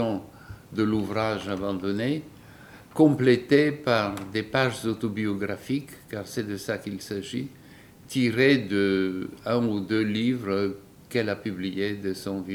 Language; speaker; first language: French; non-native, fluent; Bulgarian